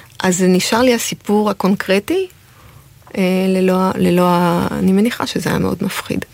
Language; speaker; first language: Hebrew; early bilingual, heritage; French